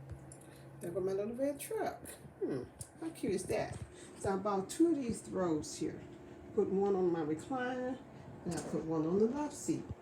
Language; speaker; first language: English; native; English